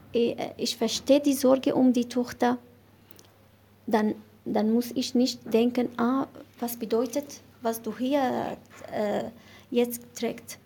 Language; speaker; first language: German; non-native, learner; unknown